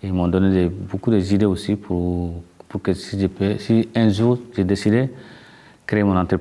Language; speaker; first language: French; non-native, learner; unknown